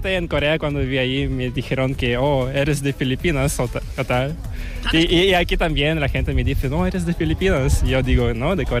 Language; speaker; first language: Spanish; non-native, fluent; Korean